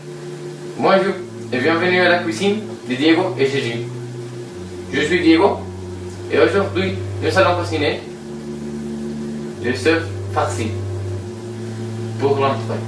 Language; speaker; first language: French; non-native, learner; Spanish